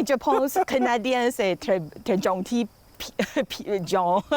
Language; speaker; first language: French; non-native, learner; Chinese